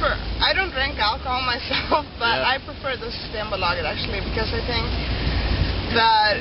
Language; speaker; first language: English; non-native, fluent; Swedish